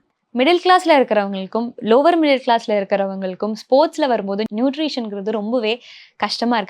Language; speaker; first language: Tamil; native; Tamil